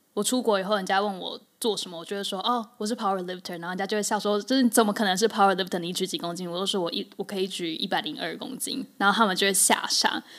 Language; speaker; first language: Chinese; native; Chinese